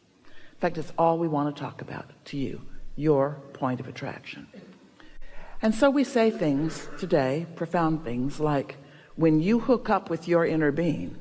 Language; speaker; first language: English; native; English